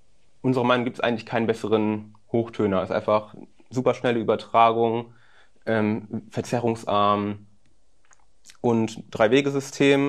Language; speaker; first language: German; native; German